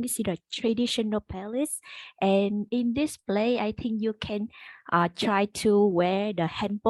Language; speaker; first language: English; non-native, learner; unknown